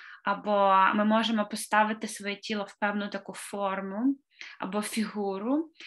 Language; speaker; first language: Ukrainian; native; Ukrainian